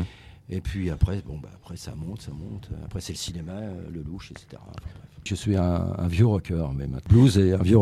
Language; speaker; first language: French; native; French